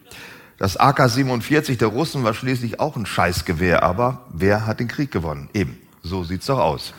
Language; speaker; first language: German; native; German